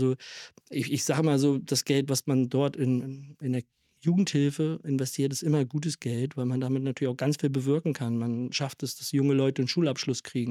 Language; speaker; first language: German; native; German